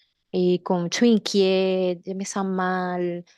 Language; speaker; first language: French; non-native, learner; Spanish